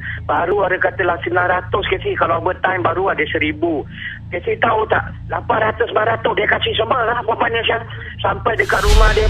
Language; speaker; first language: Malay; native; Malay